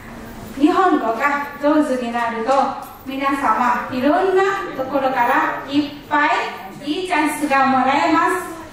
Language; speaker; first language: Japanese; non-native, fluent; Nepali